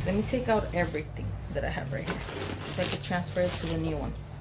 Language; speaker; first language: English; early bilingual, other home language; Spanish